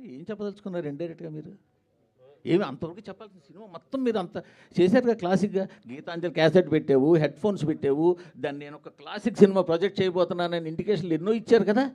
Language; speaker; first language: Telugu; native; Telugu